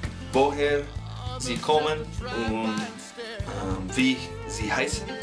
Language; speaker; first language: German; non-native, learner; English